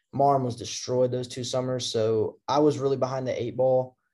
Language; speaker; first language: English; native; English